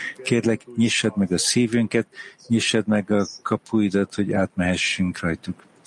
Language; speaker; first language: Hungarian; native; Hungarian